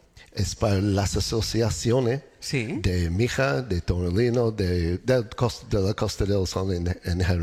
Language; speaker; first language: Spanish; non-native, learner; English